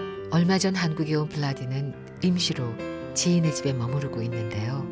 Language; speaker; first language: Korean; native; Korean